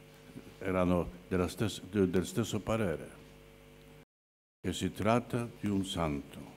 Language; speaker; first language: Italian; non-native, fluent; Polish